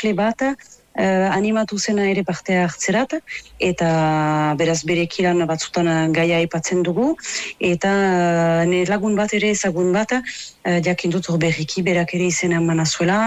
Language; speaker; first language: Basque; native; Basque